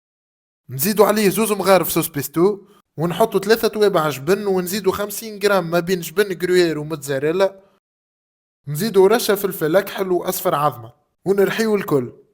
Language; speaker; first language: Arabic; native; Arabic